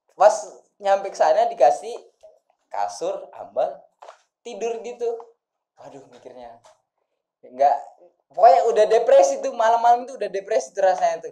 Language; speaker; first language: Indonesian; native; Indonesian